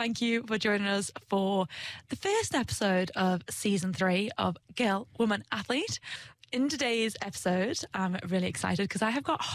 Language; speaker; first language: English; native; English